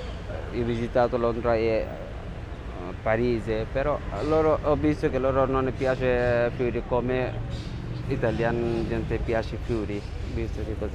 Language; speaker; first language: Italian; non-native, learner; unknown